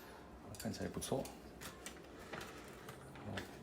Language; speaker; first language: Chinese; early bilingual, heritage; Chinese